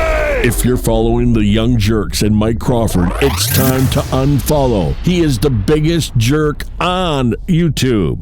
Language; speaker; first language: English; native; English